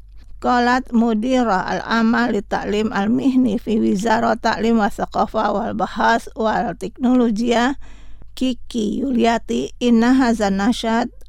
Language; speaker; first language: Arabic; non-native, fluent; Indonesian